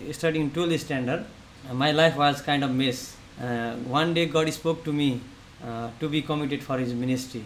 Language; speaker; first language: English; non-native, local second language; Nepali